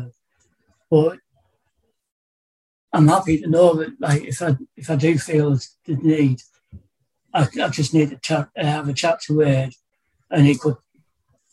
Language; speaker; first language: English; native; English